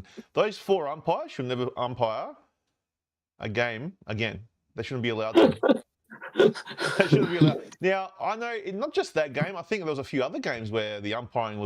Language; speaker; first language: English; native; English